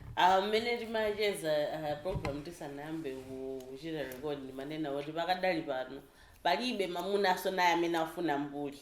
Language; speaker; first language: Nyanja; native; Nyanja